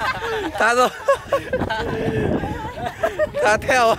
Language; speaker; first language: Chinese; non-native, learner; Vietnamese